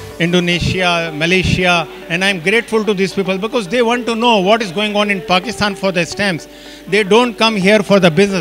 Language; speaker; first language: English; non-native, fluent; Urdu